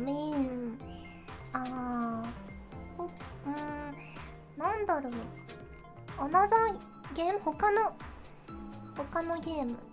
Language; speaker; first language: Japanese; native; Japanese